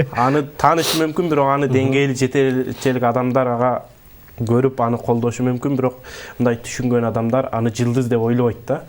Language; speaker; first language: Kyrgyz; early bilingual, heritage; Kyrgyz